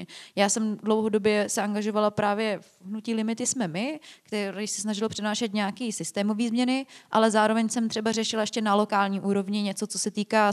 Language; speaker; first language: Czech; native; Czech